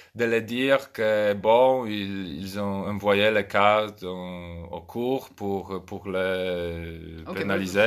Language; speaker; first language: French; non-native, fluent; Polish